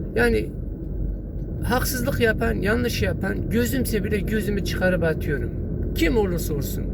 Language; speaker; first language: Turkish; non-native, local second language; Kurdish